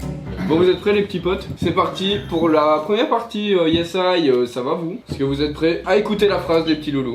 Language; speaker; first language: French; native; French